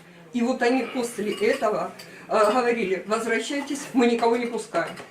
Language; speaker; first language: Russian; native; Russian